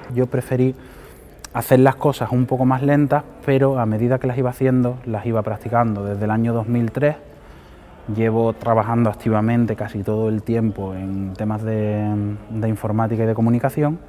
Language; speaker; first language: Spanish; native; Spanish